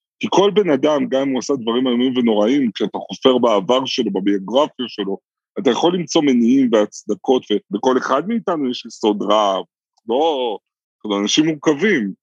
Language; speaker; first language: Hebrew; native; Hebrew